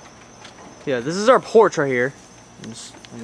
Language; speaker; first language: English; native; English